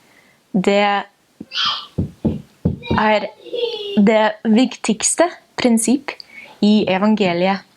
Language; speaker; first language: Norwegian; non-native, fluent; English